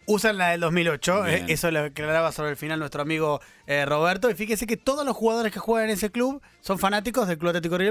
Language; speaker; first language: Spanish; native; Spanish